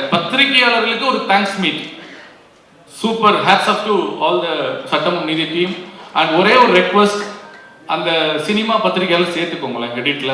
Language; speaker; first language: Tamil; native; Tamil